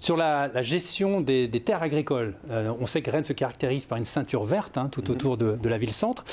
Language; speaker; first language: French; native; French